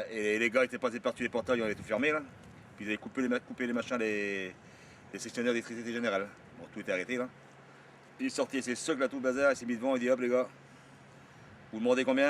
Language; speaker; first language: French; native; French